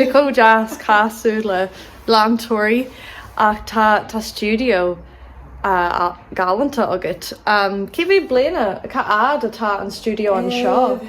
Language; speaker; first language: Irish; non-native, local second language; English